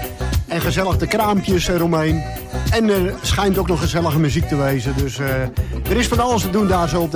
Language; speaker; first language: Dutch; native; Dutch